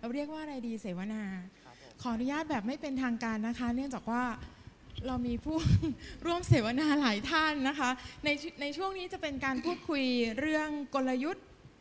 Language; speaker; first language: Thai; native; Thai